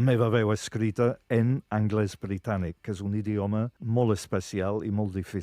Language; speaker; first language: Catalan; non-native, fluent; English